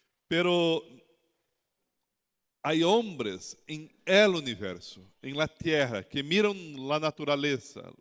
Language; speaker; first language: Spanish; non-native, learner; Portuguese